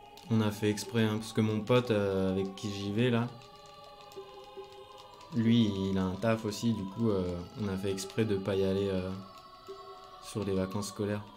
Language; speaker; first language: French; native; French